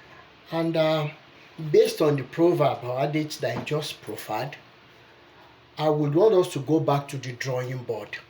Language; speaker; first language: English; non-native, local second language; Yoruba